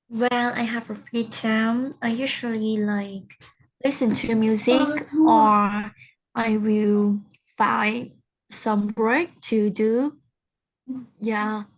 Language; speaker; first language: English; non-native, learner; Vietnamese